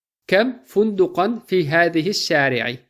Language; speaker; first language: Arabic; non-native, fluent; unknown